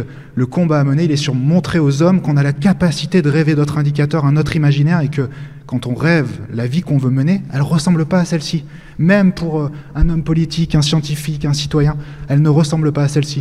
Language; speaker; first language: French; native; French